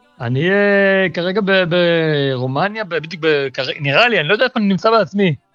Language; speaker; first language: Hebrew; early bilingual, other home language; English